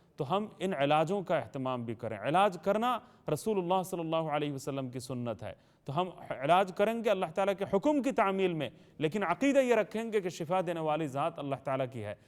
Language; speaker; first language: Urdu; native; Urdu